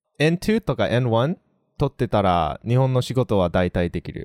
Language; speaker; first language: Japanese; non-native, fluent; English